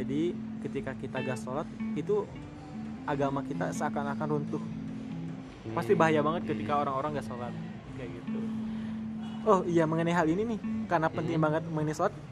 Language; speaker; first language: Indonesian; native; Indonesian